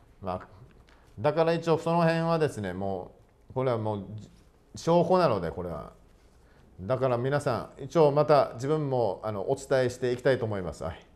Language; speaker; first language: Japanese; native; Japanese